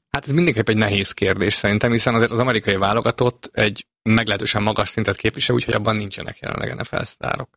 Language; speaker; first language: Hungarian; native; Hungarian